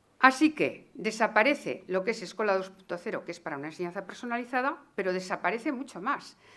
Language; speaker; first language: Spanish; native; Spanish